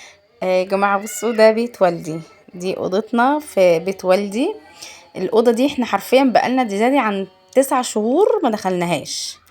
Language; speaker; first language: Arabic; native; Arabic